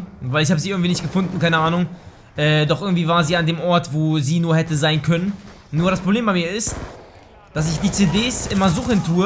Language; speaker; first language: German; native; German